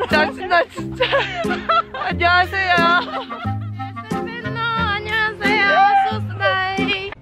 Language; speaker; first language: Korean; non-native, learner; Mongolian